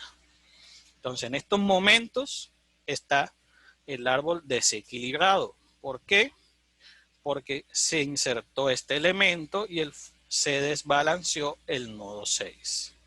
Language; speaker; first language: Spanish; native; Spanish